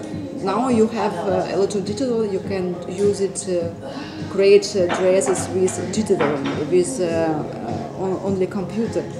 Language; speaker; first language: English; non-native, learner; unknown